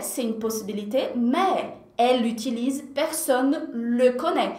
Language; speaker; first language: French; non-native, fluent; Portuguese